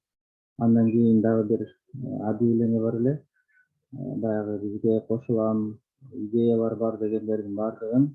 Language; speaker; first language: Kyrgyz; native; Kyrgyz